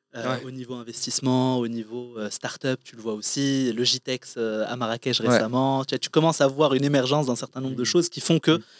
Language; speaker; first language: French; non-native, local second language; Arabic